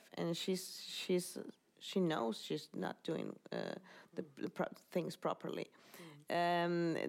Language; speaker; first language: English; non-native, fluent; Spanish